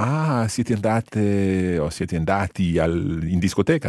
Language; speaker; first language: Italian; non-native, fluent; English